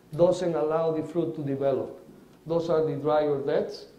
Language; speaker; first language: English; non-native, fluent; Spanish